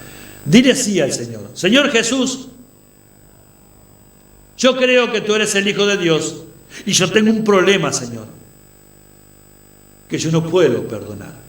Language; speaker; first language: Spanish; native; Spanish